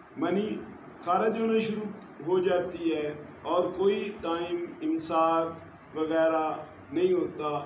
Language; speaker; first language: Urdu; non-native, local second language; Punjabi